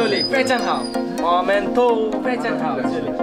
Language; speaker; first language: Chinese; non-native, learner; Bangla